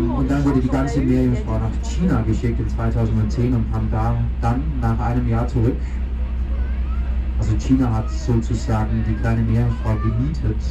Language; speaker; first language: German; non-native, fluent; Danish